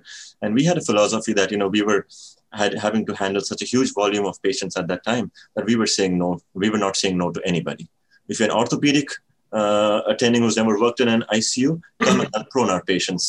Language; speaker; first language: English; non-native, local second language; Bangla